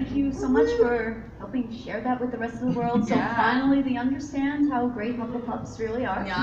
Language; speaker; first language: English; native; English